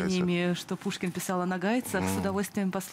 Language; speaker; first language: Russian; native; Russian